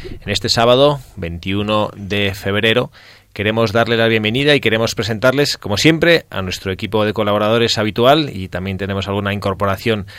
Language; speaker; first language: Spanish; native; Spanish